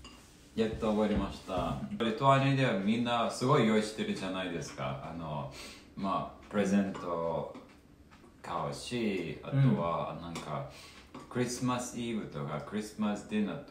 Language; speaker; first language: Japanese; non-native, fluent; Lithuanian